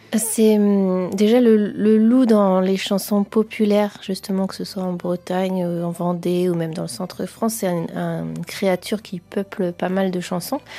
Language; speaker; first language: French; native; French